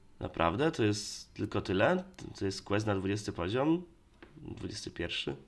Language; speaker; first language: Polish; native; Polish